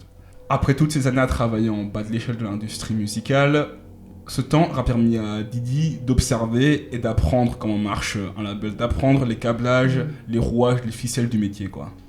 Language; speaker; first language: French; native; French